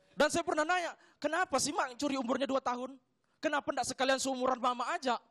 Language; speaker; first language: Indonesian; native; Indonesian